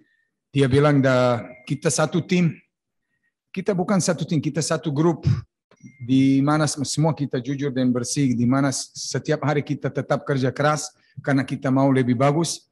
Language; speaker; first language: Indonesian; non-native, fluent; Serbian